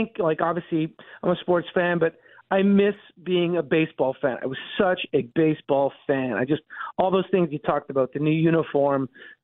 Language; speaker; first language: English; native; English